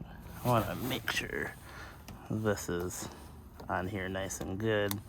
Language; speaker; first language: English; native; English